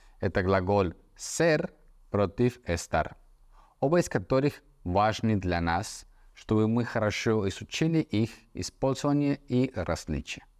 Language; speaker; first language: Russian; non-native, fluent; Spanish